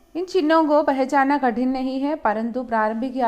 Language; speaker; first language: Hindi; non-native, local second language; Malayalam